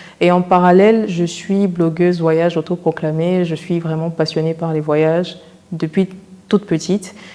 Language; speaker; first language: French; native; French